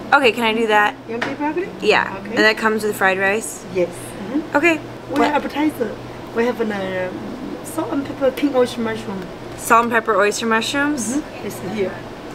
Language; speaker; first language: English; native; English